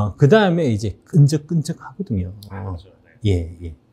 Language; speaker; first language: Korean; native; Korean